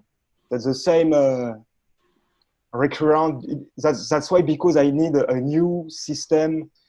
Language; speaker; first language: English; non-native, learner; French